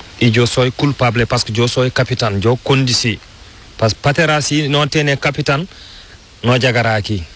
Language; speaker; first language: Spanish; non-native, learner; Fula